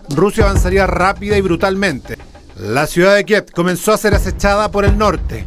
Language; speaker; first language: Spanish; native; Spanish